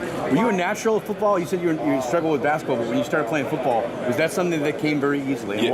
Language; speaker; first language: English; native; English